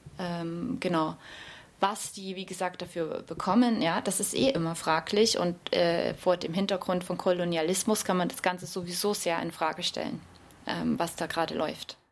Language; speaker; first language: German; native; German